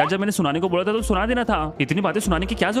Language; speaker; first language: Hindi; native; Hindi